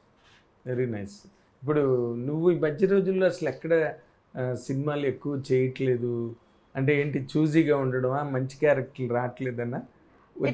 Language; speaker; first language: Telugu; native; Telugu